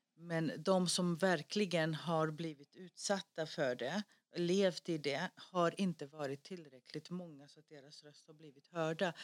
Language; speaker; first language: Swedish; early bilingual, other home language; Greek